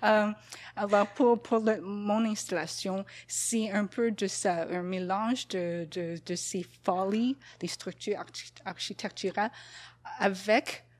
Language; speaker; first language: French; non-native, fluent; English